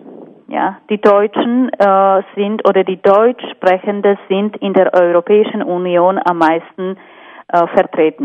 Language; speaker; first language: German; non-native, fluent; Slovak